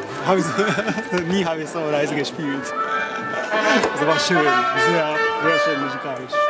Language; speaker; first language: German; non-native, fluent; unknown